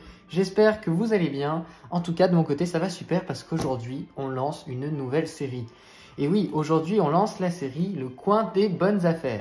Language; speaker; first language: French; native; French